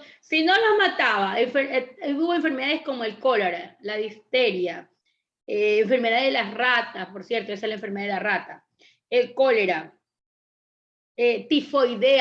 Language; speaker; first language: Spanish; native; Spanish